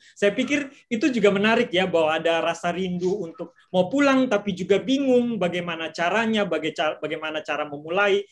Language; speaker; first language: Indonesian; native; Indonesian